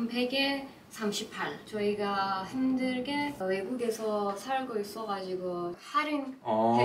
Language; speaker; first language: Korean; non-native, learner; Persian